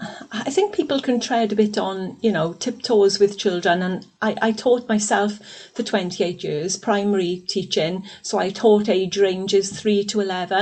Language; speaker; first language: English; native; English